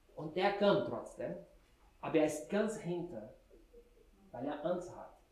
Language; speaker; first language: German; non-native, fluent; Portuguese